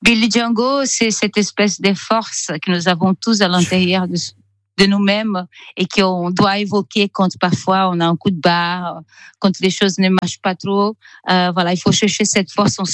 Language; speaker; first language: French; non-native, fluent; Portuguese